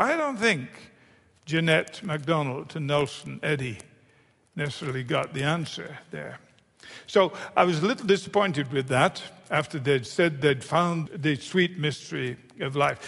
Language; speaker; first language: English; native; English